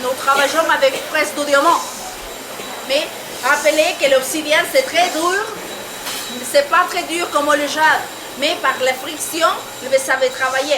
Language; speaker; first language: French; non-native, learner; Spanish